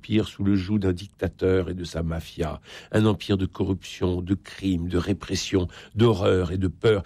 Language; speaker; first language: French; native; French